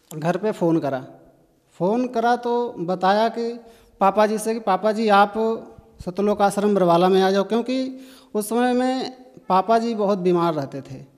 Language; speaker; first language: Hindi; native; Hindi